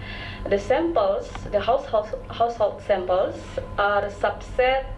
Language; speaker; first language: English; non-native, local second language; Indonesian